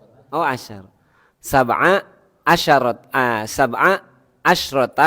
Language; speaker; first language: Arabic; non-native, learner; Indonesian